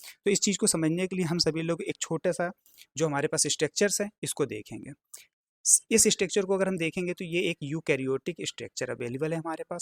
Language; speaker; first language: Hindi; native; Hindi